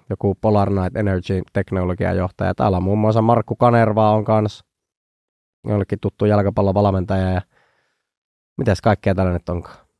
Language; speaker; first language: Finnish; native; Finnish